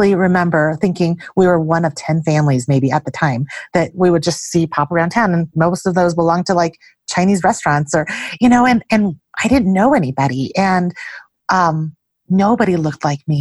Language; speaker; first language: English; early bilingual, other home language; Chinese